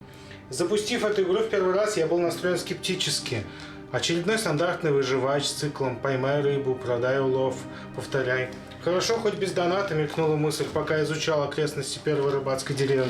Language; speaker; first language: Russian; native; Russian